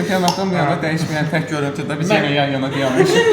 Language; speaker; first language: Azerbaijani; native; Azerbaijani